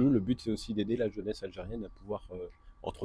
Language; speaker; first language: French; native; French